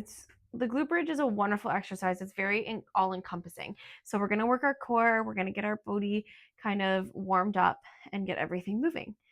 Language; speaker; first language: English; native; English